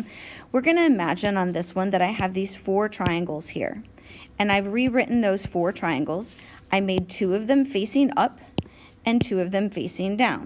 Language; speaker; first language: English; native; English